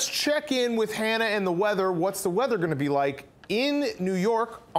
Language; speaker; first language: English; native; English